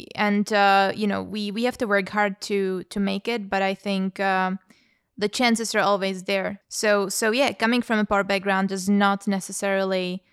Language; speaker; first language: English; non-native, fluent; Czech